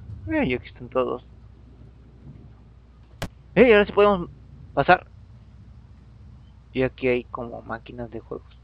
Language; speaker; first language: Spanish; native; Spanish